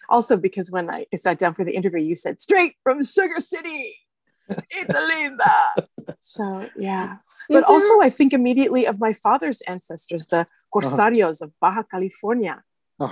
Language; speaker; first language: English; native; English